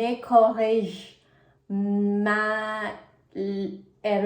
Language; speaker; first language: French; non-native, learner; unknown